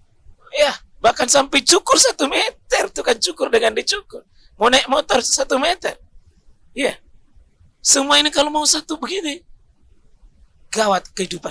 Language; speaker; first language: Indonesian; native; Indonesian